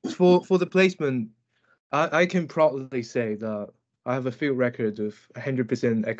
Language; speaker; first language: English; non-native, fluent; Chinese